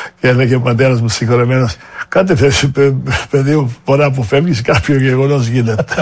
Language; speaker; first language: Greek; non-native, fluent; Serbian